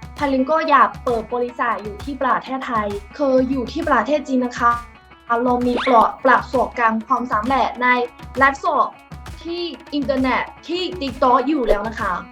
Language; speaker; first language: Thai; non-native, fluent; Chinese